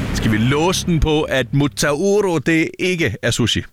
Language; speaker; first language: Danish; native; Danish